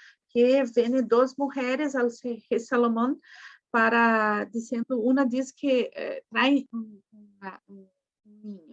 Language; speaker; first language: Spanish; non-native, fluent; Portuguese